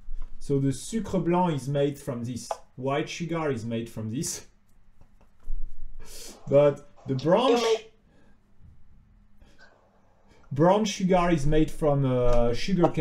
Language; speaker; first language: English; non-native, fluent; French